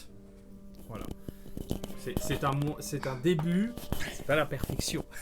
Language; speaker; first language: French; native; French